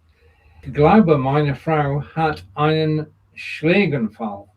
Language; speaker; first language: German; non-native, learner; English